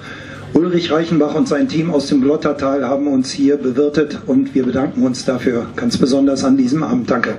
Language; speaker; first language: German; native; German